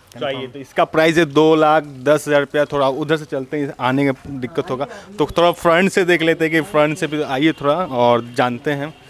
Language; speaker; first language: Hindi; native; Hindi